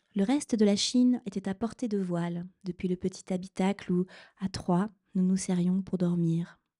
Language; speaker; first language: French; native; French